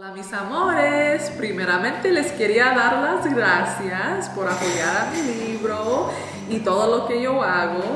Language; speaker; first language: Spanish; early bilingual, heritage; Spanish